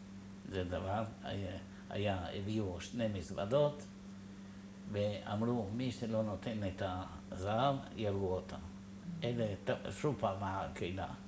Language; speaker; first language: Hebrew; non-native, fluent; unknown